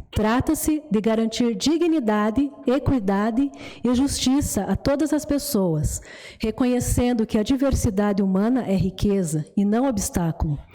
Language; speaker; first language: Portuguese; native; Portuguese